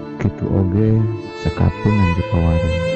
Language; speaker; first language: Sundanese; native; Sundanese